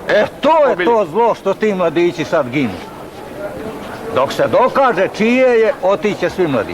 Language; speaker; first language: Croatian; native; Croatian